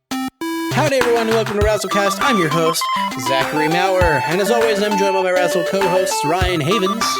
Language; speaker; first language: English; native; English